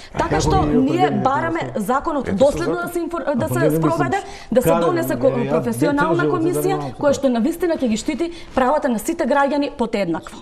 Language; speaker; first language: Macedonian; native; Macedonian